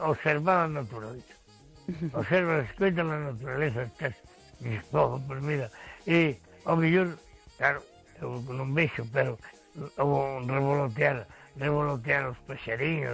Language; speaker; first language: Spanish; non-native, local second language; Galician